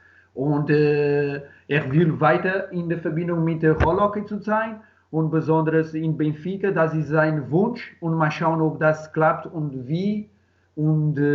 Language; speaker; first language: German; non-native, learner; Portuguese